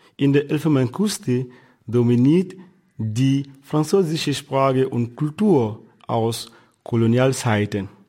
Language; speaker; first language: German; non-native, fluent; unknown